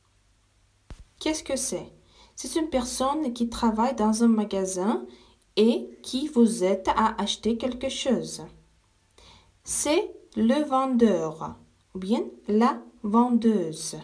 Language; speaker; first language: French; non-native, fluent; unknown